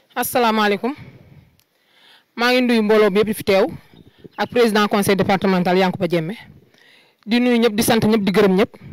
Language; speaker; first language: Wolof; non-native, local second language; Jola-Fonyi